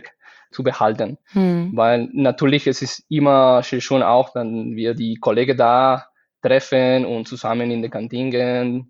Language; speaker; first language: German; non-native, fluent; Spanish